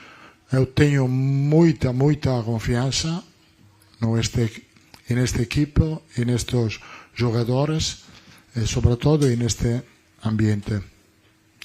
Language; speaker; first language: Portuguese; non-native, learner; Italian